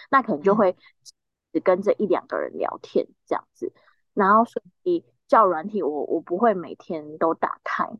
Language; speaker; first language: Chinese; native; Chinese